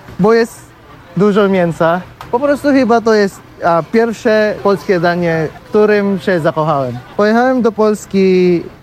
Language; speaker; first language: Polish; non-native, fluent; Filipino